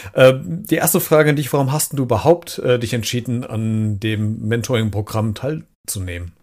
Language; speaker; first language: German; native; German